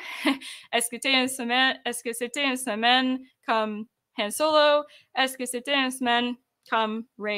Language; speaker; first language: French; non-native, fluent; English